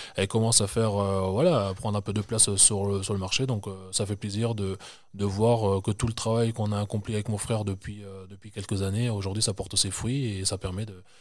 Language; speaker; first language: French; native; French